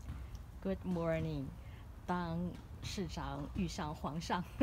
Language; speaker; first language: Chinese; native; Chinese